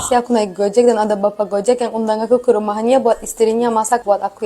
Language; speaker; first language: Indonesian; non-native, fluent; Turkish